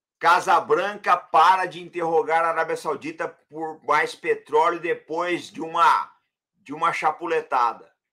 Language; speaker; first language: Portuguese; native; Portuguese